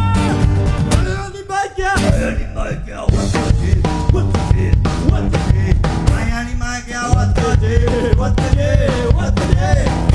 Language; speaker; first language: Chinese; native; Chinese